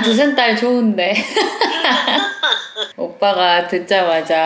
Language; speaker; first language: Korean; native; Korean